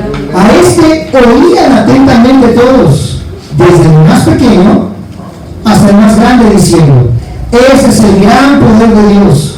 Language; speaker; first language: Spanish; native; Spanish